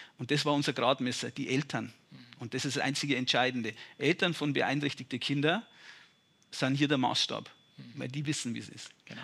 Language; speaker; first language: German; native; German